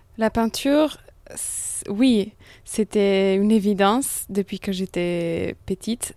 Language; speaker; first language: French; non-native, fluent; Italian